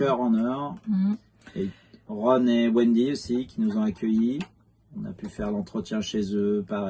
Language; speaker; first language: French; native; French